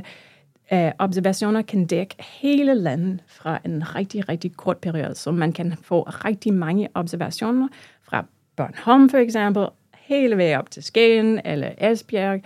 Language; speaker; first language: Danish; non-native, fluent; English